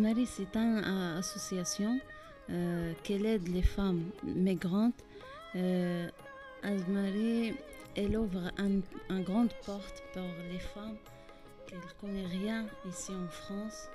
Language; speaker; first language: French; non-native, learner; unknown